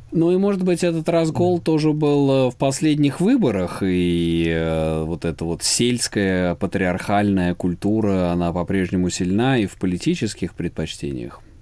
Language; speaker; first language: Russian; native; Russian